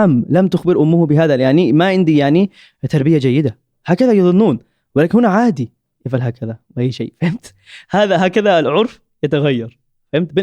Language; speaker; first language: Arabic; non-native, learner; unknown